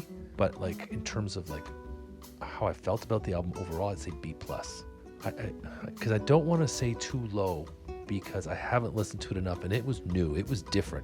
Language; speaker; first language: English; native; English